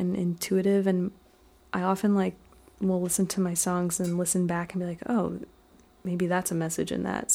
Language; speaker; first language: English; native; English